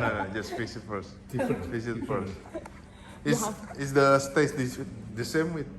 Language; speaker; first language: English; non-native, learner; Indonesian